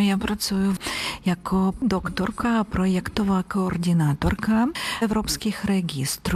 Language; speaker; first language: Czech; non-native, learner; Ukrainian